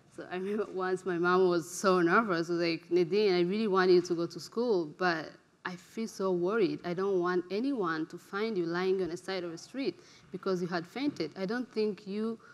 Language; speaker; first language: English; non-native, local second language; Kinyarwanda